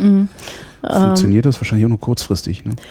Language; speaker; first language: German; native; German